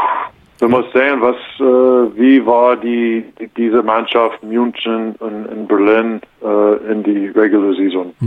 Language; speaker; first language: German; non-native, learner; English